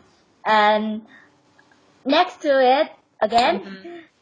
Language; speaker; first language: English; non-native, learner; Vietnamese